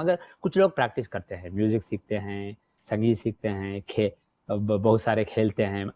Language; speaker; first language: Hindi; non-native, local second language; Telugu